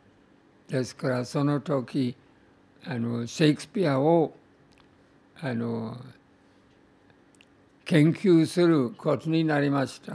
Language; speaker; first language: Japanese; non-native, fluent; English